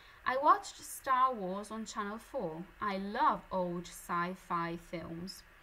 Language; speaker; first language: English; non-native, fluent; Italian